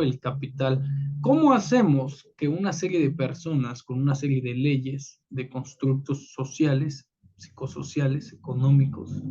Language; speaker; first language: Spanish; native; Spanish